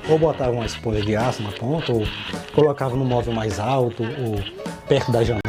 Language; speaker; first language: Portuguese; native; Portuguese